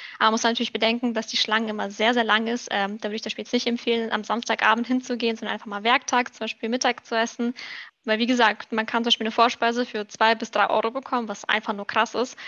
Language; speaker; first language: German; early bilingual, other home language; Russian